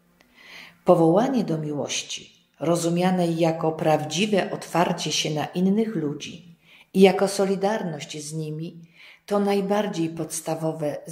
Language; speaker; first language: Polish; native; Polish